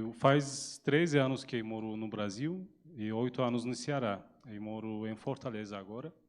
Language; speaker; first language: Portuguese; non-native, fluent; Turkish